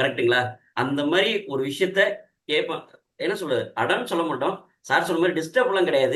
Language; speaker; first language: Tamil; native; Tamil